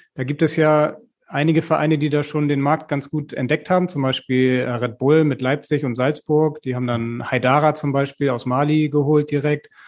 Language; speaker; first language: German; native; German